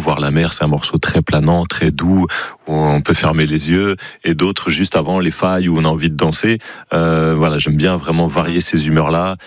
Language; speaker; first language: French; native; French